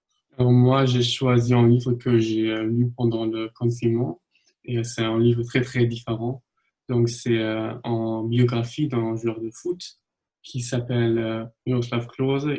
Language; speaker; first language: French; non-native, fluent; German